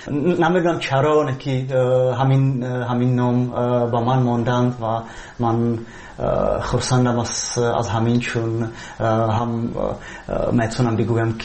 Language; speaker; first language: Persian; non-native, fluent; Czech